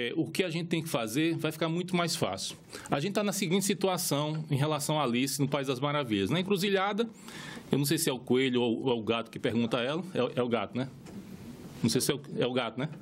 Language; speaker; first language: Portuguese; native; Portuguese